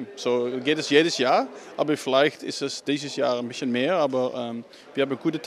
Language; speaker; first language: German; non-native, fluent; English